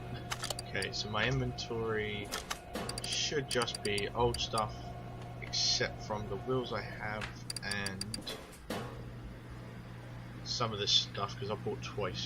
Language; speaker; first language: English; native; English